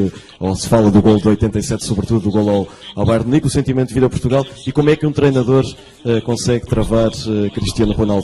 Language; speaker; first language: Portuguese; native; Portuguese